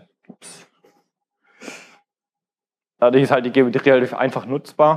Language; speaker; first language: German; native; German